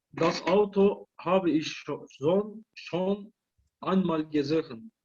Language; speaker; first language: German; non-native, learner; Turkish